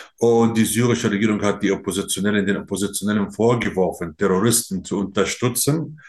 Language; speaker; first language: German; non-native, fluent; Arabic